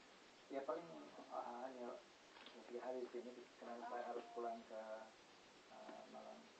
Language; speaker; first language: Indonesian; non-native, fluent; English